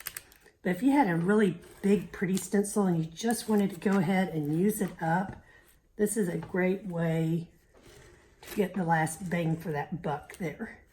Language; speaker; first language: English; native; English